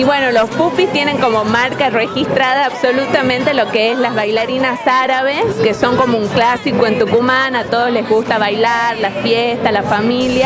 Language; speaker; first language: Spanish; native; Spanish